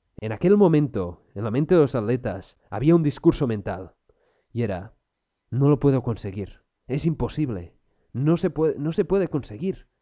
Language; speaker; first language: Spanish; non-native, local second language; Catalan